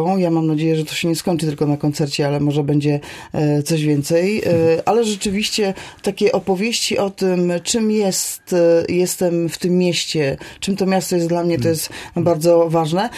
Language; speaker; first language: Polish; native; Polish